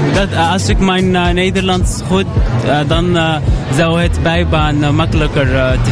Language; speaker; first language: Dutch; non-native, learner; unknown